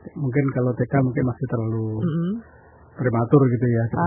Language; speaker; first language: Indonesian; native; Indonesian